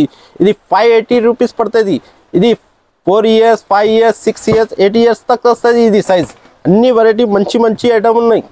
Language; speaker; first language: Telugu; non-native, local second language; Urdu